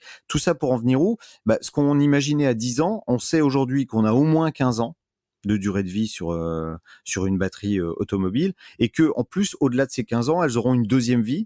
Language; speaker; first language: French; native; French